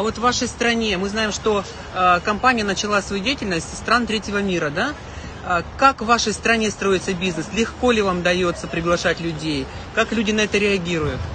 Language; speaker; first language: Russian; native; Russian